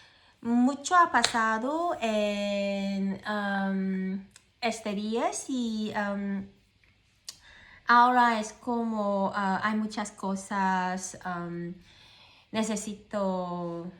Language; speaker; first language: Spanish; non-native, learner; Cantonese